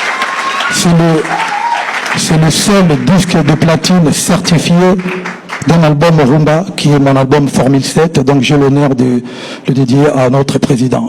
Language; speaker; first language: French; non-native, local second language; Lingala